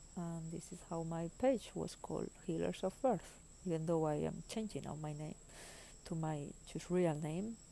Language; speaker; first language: English; non-native, fluent; Spanish